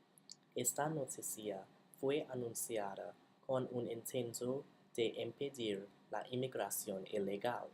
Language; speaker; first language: Spanish; non-native, learner; English